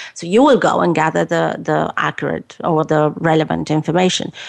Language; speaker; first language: English; non-native, fluent; Romanian